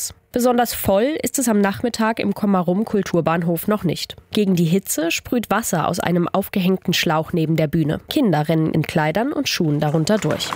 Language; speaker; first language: German; native; German